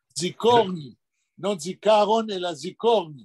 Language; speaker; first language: Hebrew; non-native, fluent; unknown